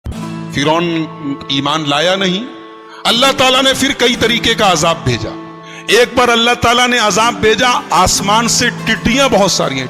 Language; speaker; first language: Urdu; native; Urdu